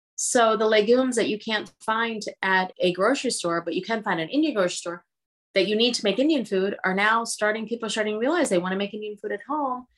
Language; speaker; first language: English; early bilingual, other home language; Hindi